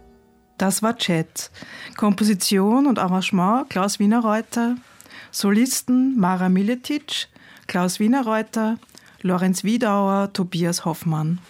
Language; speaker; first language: German; native; German